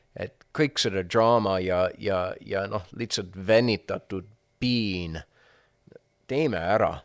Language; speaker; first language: Estonian; non-native, fluent; English